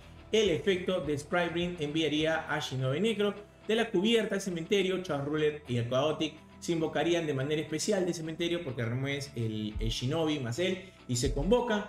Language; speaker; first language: Spanish; native; Spanish